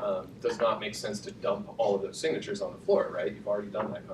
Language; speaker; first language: English; native; English